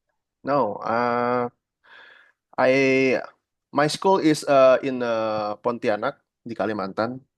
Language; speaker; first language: English; non-native, learner; Indonesian